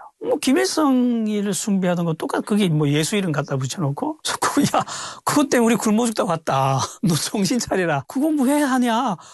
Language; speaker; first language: Korean; native; Korean